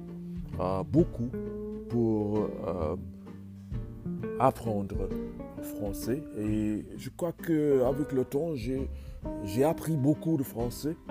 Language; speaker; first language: French; non-native, learner; English